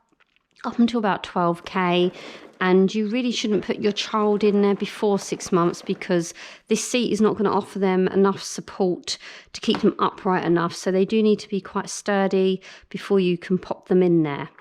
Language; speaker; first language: English; native; English